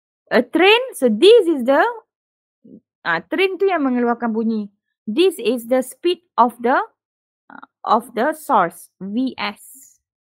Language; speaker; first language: English; non-native, local second language; Malay